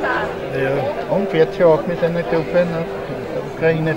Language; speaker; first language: German; native; German